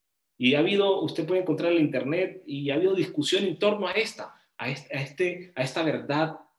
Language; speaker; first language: Spanish; native; Spanish